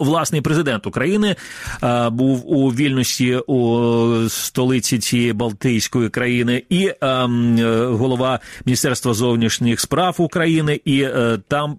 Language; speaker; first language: Ukrainian; native; Ukrainian